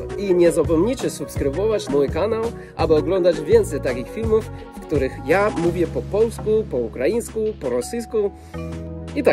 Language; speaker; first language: Polish; non-native, fluent; English